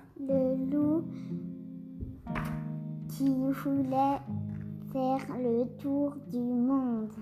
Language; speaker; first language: French; early bilingual, heritage; French